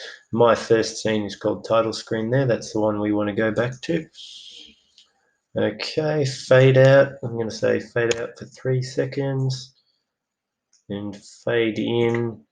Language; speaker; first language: English; native; English